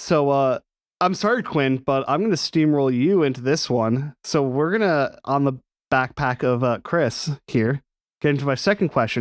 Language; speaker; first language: English; native; English